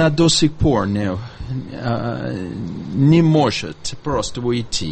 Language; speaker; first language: Russian; non-native, fluent; English